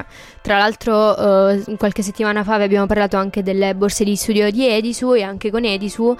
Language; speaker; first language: Italian; native; Italian